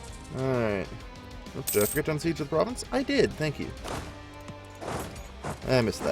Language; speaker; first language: English; native; English